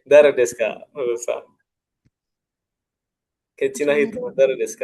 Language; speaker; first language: Japanese; non-native, fluent; Indonesian